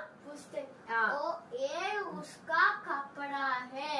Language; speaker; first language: Hindi; non-native, learner; Tamil